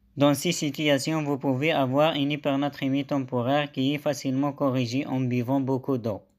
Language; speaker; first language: French; non-native, local second language; Arabic